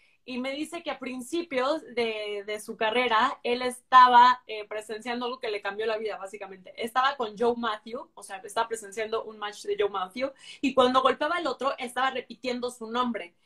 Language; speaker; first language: Spanish; native; Spanish